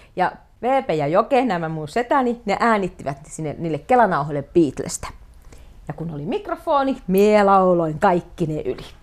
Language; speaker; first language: Finnish; native; Finnish